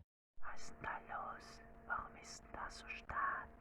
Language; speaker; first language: German; native; German